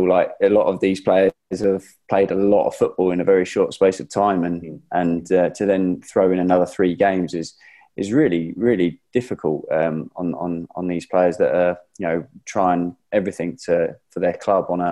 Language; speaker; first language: English; native; English